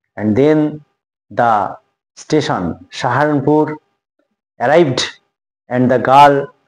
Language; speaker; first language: English; non-native, local second language; Bangla